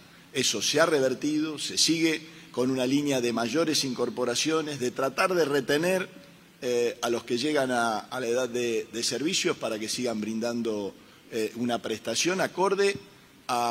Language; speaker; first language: Spanish; native; Spanish